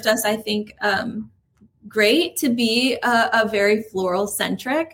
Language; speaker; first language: English; native; English